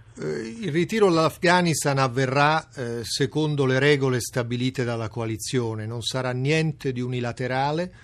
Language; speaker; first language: Italian; native; Italian